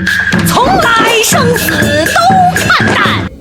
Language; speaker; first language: Chinese; non-native, learner; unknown